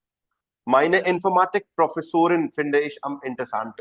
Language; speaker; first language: German; non-native, fluent; Hindi